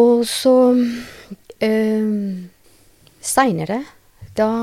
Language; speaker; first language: Norwegian; non-native, learner; Albanian